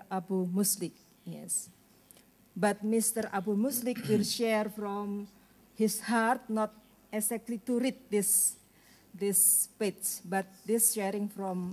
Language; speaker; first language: English; non-native, learner; Indonesian